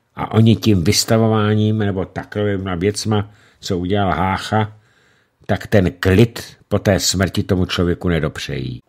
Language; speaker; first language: Czech; native; Czech